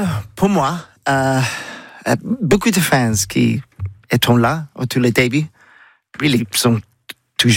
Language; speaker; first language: French; non-native, learner; English